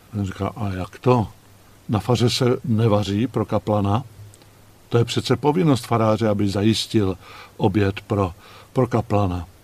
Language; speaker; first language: Czech; native; Czech